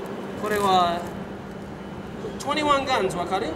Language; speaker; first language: Japanese; non-native, learner; English